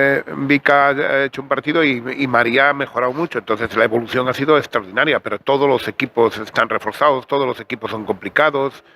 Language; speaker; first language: Spanish; native; Spanish